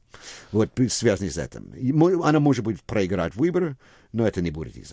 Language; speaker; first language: Russian; non-native, fluent; English